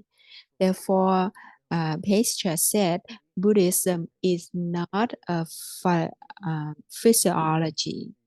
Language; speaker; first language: English; non-native, fluent; Vietnamese